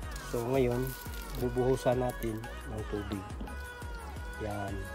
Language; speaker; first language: Filipino; native; Filipino